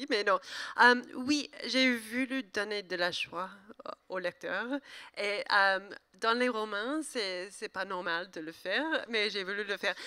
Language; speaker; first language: French; non-native, learner; English